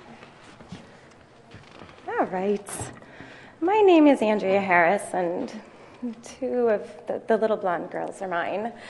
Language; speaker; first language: English; native; English